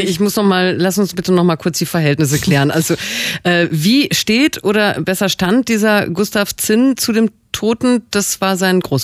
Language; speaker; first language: German; native; German